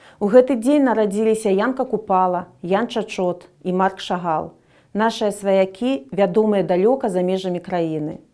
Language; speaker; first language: Belarusian; non-native, local second language; Russian